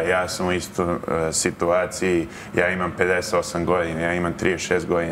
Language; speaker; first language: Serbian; early bilingual, heritage; Serbian